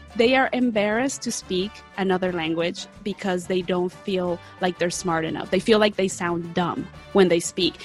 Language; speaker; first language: English; early bilingual, other home language; Spanish